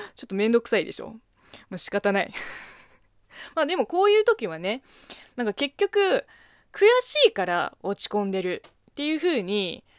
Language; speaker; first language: Japanese; non-native, fluent; Chinese